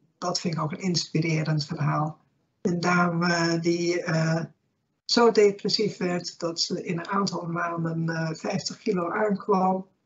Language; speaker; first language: Dutch; native; Dutch